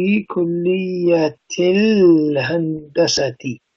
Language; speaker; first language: Arabic; non-native, fluent; English